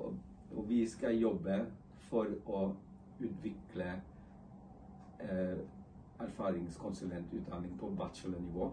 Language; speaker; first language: Norwegian; non-native, fluent; English